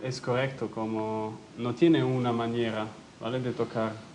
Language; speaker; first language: Spanish; non-native, fluent; Italian